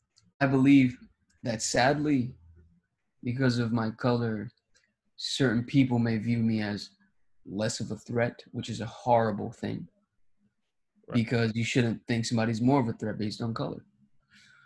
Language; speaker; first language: English; early bilingual, other home language; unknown